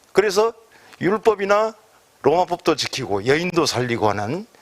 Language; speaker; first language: Korean; native; Korean